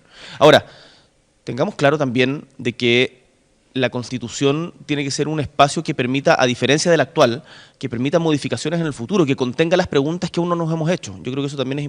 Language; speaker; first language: Spanish; native; Spanish